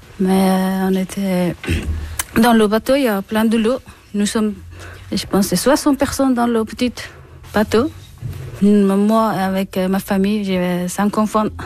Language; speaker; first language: French; non-native, learner; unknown